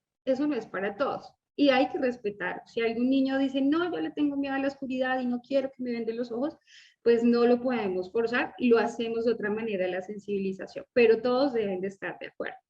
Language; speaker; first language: Spanish; native; Spanish